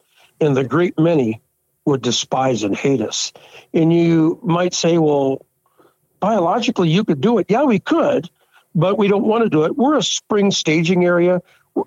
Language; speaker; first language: English; native; English